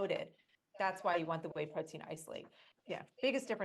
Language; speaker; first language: English; native; English